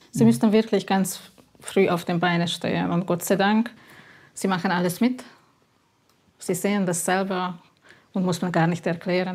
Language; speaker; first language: German; non-native, learner; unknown